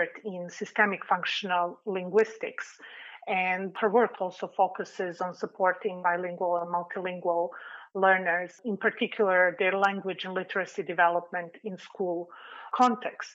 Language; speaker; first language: English; non-native, fluent; Serbian